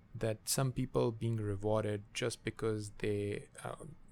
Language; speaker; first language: English; non-native, local second language; Urdu